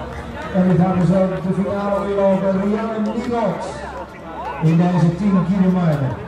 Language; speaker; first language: Dutch; native; Dutch